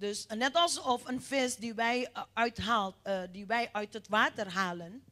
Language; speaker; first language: Dutch; non-native, fluent; Indonesian